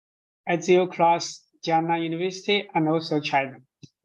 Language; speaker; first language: English; non-native, fluent; Chinese